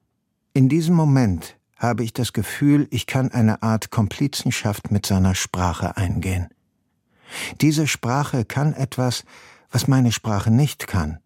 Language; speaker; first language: German; non-native, fluent; Persian